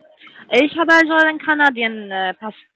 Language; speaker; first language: German; non-native, fluent; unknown